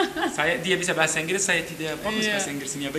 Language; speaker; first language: Indonesian; non-native, learner; Arabic